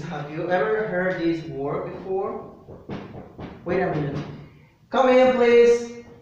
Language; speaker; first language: English; non-native, fluent; Spanish